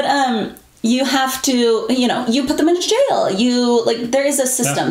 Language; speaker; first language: English; native; English